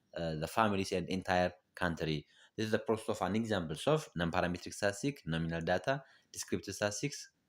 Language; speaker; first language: English; non-native, local second language; Amharic